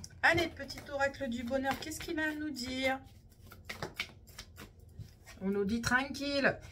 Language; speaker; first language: French; native; French